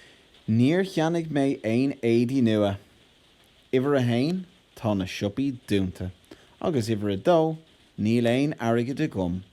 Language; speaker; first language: Irish; non-native, local second language; English